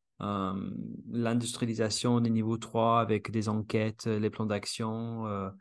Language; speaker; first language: French; non-native, fluent; English